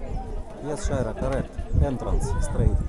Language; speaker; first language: English; non-native, learner; Russian